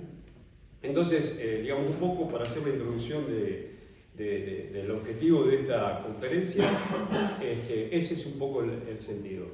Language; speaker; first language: Spanish; native; Spanish